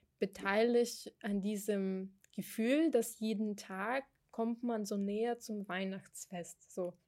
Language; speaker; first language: German; non-native, fluent; Ukrainian